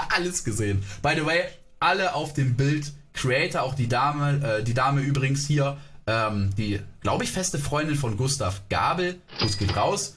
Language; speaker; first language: German; native; German